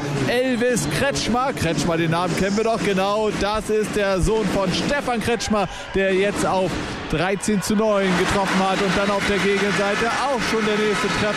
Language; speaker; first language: German; native; German